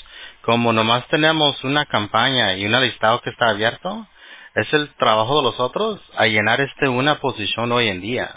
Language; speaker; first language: Spanish; early bilingual, heritage; Spanish